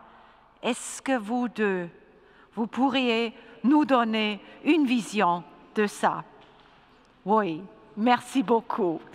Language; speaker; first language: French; non-native, fluent; German